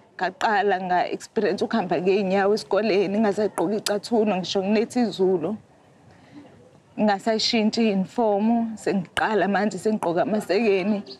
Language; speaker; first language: Zulu; native; Zulu